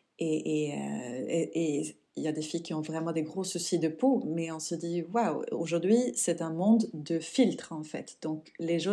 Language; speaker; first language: French; non-native, fluent; Swedish